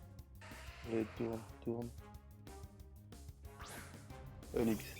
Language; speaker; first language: French; native; French